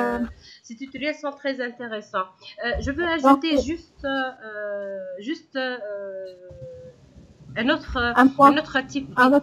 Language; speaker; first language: French; non-native, local second language; Arabic